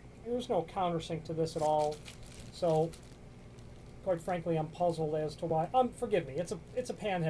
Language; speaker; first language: English; native; English